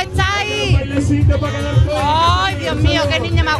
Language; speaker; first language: Spanish; native; Spanish